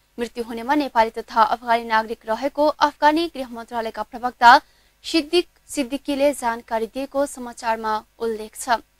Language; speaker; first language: Nepali; non-native, local second language; Maithili